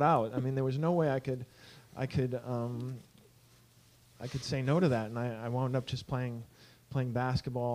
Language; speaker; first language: English; native; English